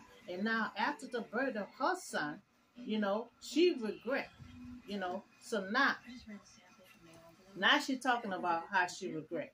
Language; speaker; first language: English; native; English